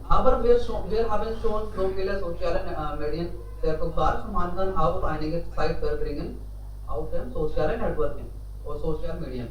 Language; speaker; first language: German; non-native, learner; Hindi